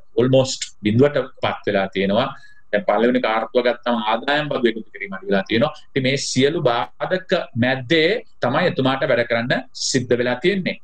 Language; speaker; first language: Sinhala; non-native, local second language; Tamil